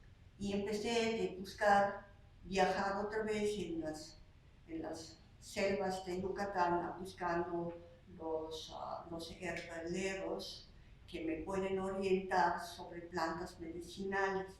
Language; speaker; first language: Spanish; non-native, fluent; Slovak